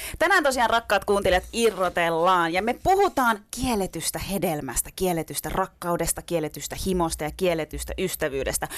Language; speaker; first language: Finnish; early bilingual, other home language; Turkish